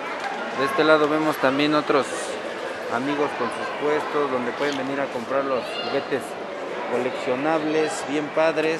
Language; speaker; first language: Spanish; native; Spanish